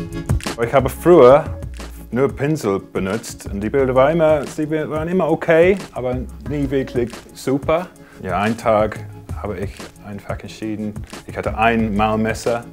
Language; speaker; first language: German; non-native, fluent; English